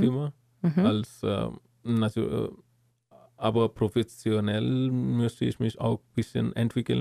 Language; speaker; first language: German; non-native, learner; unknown